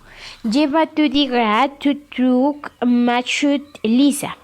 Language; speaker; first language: French; non-native, learner; Spanish